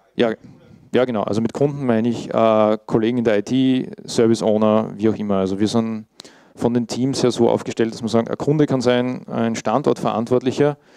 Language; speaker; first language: German; native; German